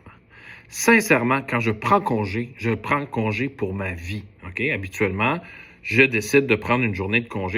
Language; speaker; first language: French; native; French